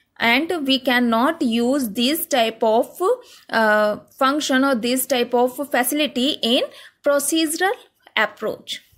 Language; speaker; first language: English; non-native, local second language; Hindi